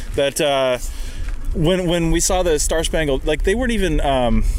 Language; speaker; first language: English; native; English